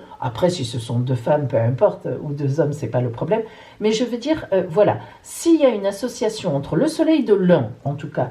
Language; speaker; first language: French; native; French